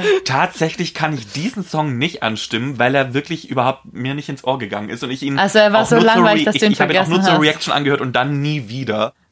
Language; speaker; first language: German; non-native, fluent; Polish